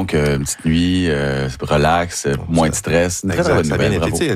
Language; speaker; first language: French; native; French